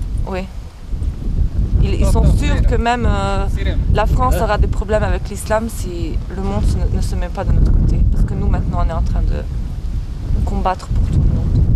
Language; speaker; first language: French; non-native, fluent; Bosnian